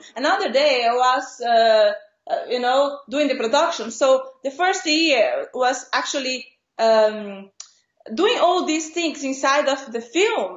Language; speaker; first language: English; non-native, fluent; Portuguese